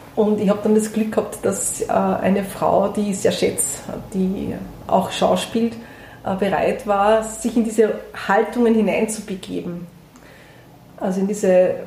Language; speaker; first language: German; native; German